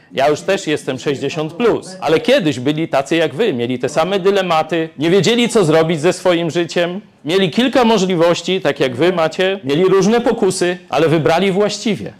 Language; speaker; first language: Polish; native; Polish